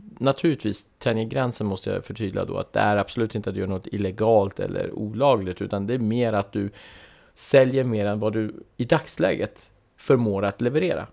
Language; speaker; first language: Swedish; early bilingual, other home language; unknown